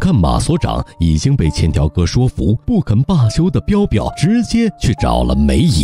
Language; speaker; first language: Chinese; native; Chinese